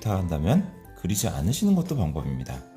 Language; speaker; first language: Korean; native; Korean